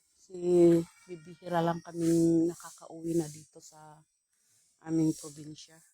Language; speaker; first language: Filipino; non-native, local second language; Iloko